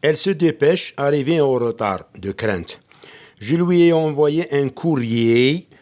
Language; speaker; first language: French; non-native, local second language; Arabic